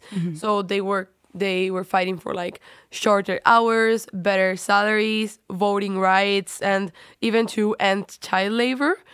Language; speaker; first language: English; non-native, fluent; Spanish